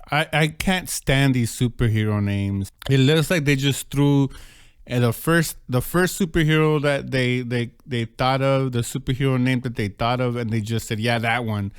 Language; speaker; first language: English; native; English